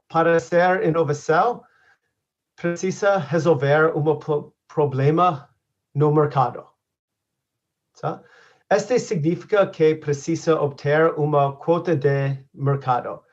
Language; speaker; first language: Portuguese; non-native, learner; English